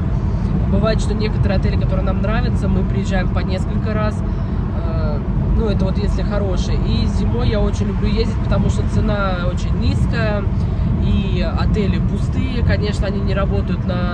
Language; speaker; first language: Russian; native; Russian